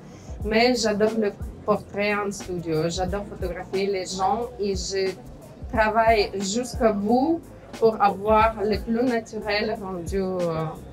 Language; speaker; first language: French; non-native, fluent; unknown